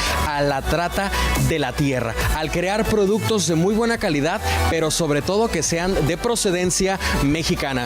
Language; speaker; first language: Spanish; native; Spanish